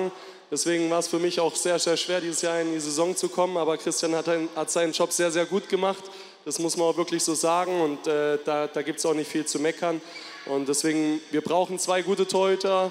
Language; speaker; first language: German; native; German